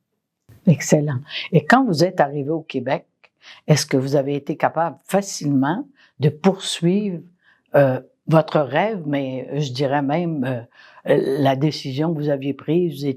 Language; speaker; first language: French; non-native, fluent; English